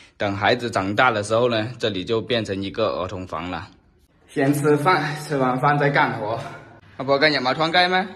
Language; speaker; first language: Chinese; non-native, local second language; Cantonese